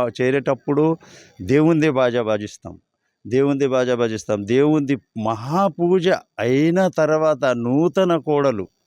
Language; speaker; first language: Telugu; non-native, local second language; Gondi